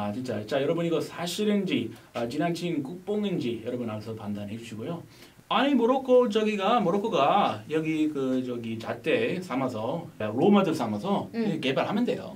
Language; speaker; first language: Korean; non-native, fluent; English